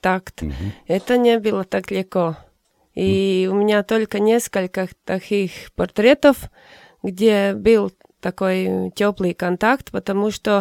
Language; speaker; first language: Russian; non-native, fluent; Latvian